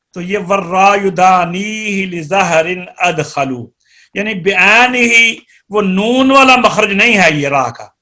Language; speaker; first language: Urdu; non-native, local second language; Punjabi